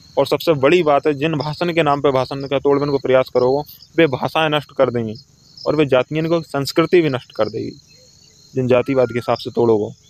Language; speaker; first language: Hindi; native; Hindi